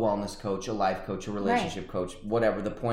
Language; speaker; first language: English; early bilingual, other home language; Spanish